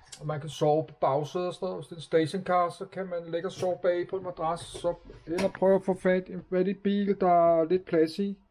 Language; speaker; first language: Danish; native; Danish